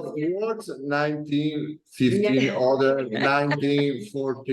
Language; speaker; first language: English; non-native, learner; Italian